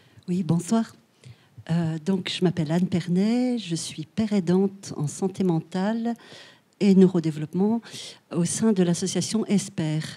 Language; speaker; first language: French; native; French